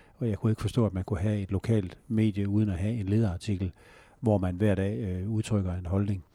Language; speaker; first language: Danish; native; Danish